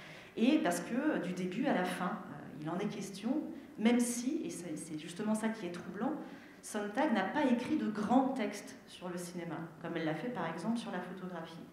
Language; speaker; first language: French; native; French